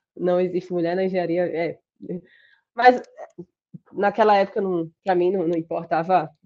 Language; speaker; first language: Portuguese; native; Portuguese